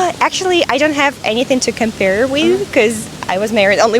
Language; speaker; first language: English; non-native, fluent; Russian